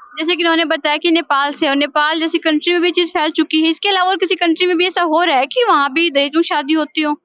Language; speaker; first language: Hindi; native; Hindi